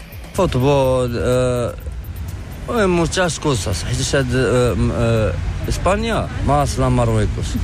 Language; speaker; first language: Spanish; non-native, learner; Arabic